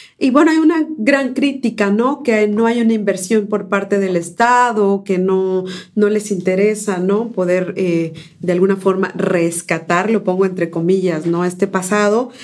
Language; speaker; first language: Spanish; native; Spanish